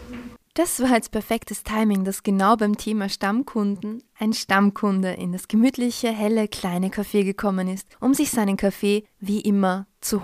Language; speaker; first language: German; native; German